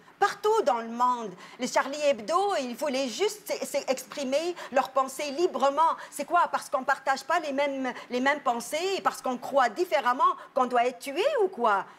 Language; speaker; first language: French; non-native, local second language; Arabic